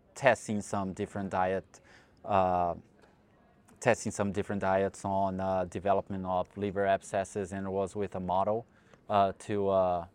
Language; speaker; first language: English; non-native, fluent; Portuguese